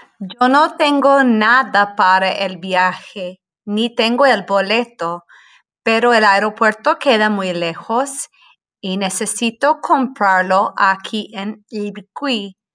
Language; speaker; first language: Spanish; non-native, fluent; English